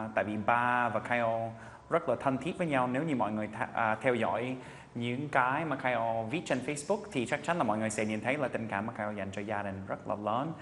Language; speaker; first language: Vietnamese; non-native, fluent; English